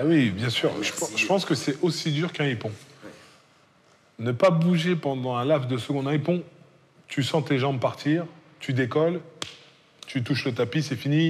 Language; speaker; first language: French; native; French